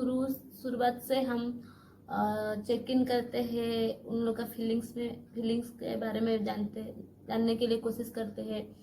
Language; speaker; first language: Hindi; non-native, local second language; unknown